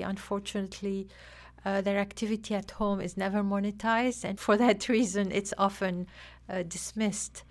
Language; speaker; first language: English; non-native, fluent; Arabic